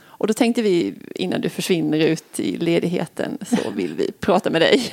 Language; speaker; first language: Swedish; native; Swedish